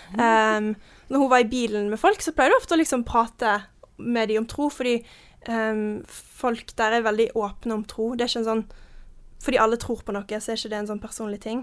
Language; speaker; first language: Norwegian; early bilingual, heritage; Norwegian